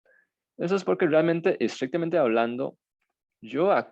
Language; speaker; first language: Spanish; native; Spanish